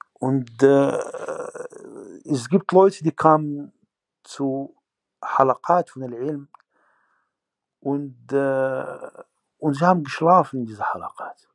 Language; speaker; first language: German; non-native, fluent; Arabic